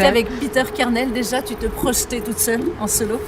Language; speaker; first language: French; native; French